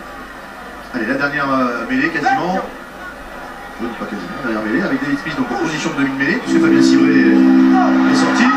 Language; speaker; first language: French; native; French